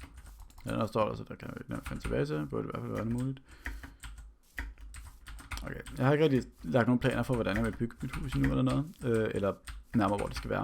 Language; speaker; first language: Danish; native; Danish